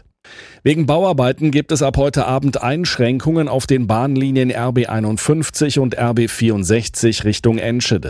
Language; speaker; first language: German; native; German